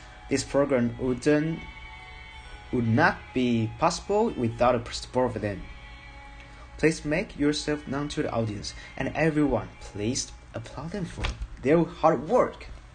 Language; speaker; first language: English; non-native, fluent; Chinese